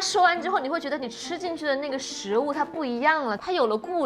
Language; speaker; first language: Chinese; native; Chinese